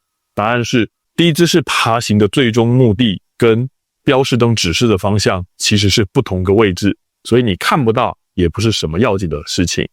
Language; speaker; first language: Chinese; native; Chinese